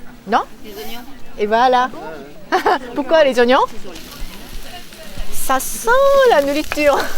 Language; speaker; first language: French; non-native, learner; Korean